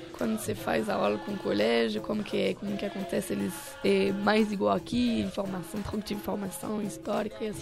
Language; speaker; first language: Portuguese; non-native, fluent; French